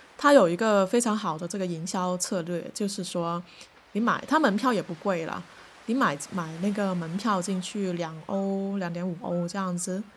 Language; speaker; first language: Chinese; non-native, local second language; Cantonese